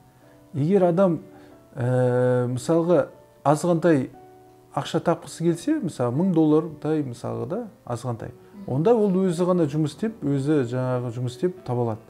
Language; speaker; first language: Kazakh; native; Kazakh